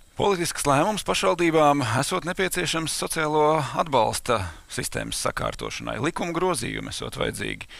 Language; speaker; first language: Latvian; native; Latvian